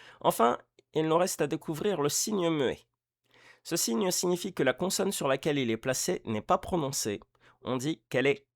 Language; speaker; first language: French; native; French